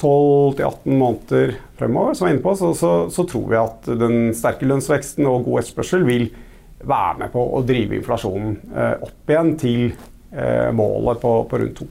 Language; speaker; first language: Norwegian; native; Norwegian